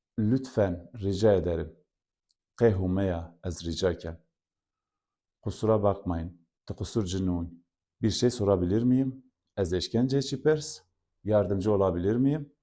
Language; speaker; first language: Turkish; non-native, local second language; Zaza